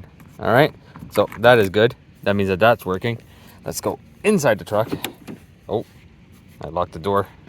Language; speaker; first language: English; native; English